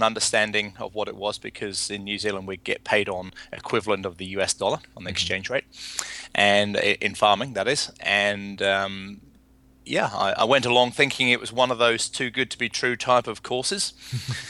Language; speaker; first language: English; native; English